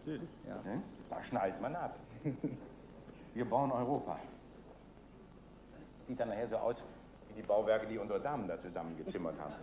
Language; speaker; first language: German; native; German